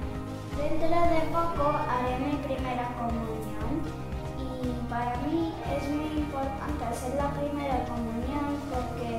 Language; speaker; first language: Spanish; early bilingual, other home language; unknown